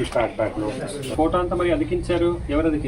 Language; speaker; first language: Telugu; native; Telugu